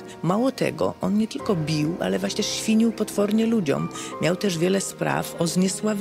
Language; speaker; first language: Polish; native; Polish